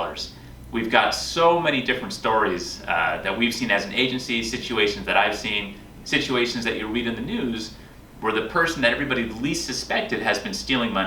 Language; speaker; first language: English; native; English